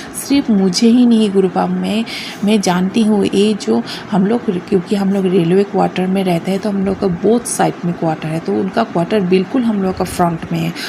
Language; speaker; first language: Hindi; non-native, local second language; Bangla